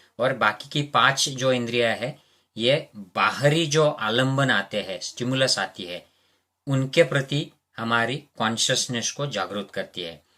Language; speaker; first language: Hindi; non-native, local second language; Marathi